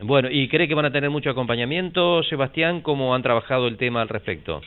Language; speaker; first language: Spanish; native; Spanish